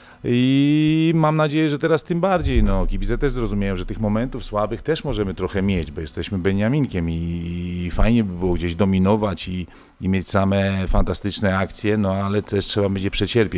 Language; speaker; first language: Polish; native; Polish